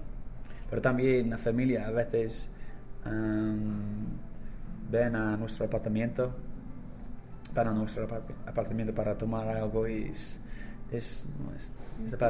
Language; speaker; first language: Spanish; non-native, learner; English